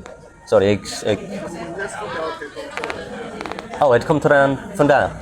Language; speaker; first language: Dutch; non-native, learner; English